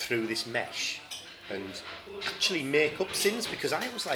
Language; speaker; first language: English; native; English